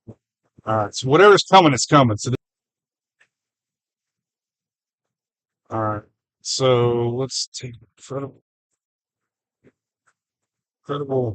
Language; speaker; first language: English; native; English